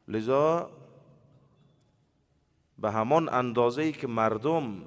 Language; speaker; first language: Persian; native; Persian